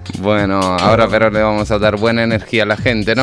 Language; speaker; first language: Spanish; non-native, fluent; Italian